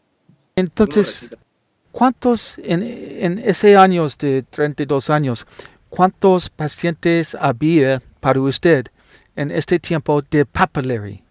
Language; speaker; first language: Spanish; non-native, learner; English